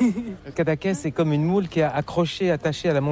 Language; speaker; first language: French; native; French